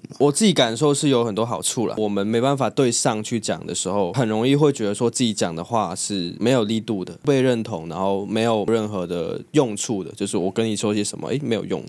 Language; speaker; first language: Chinese; non-native, local second language; Cantonese